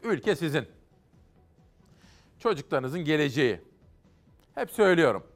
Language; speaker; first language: Turkish; native; Turkish